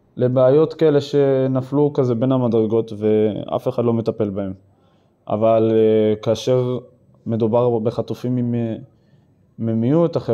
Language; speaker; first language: Hebrew; native; Hebrew